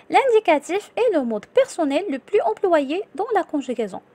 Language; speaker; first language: French; non-native, local second language; Arabic